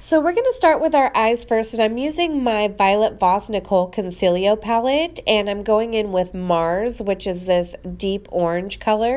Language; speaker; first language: English; native; English